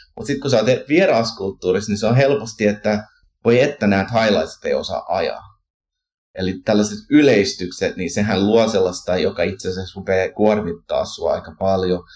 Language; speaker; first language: Finnish; early bilingual, heritage; Finnish